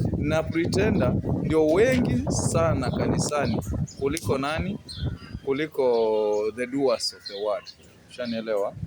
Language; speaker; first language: Swahili; non-native, local second language; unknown